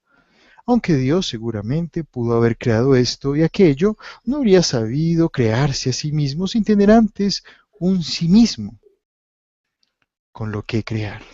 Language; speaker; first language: Spanish; native; Spanish